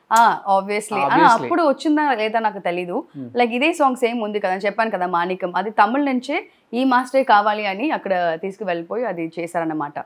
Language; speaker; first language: Telugu; non-native, learner; Tamil